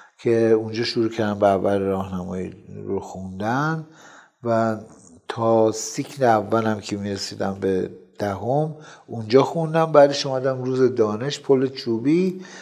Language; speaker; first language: Persian; non-native, local second language; Azerbaijani